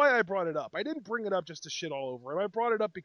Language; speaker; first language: English; native; English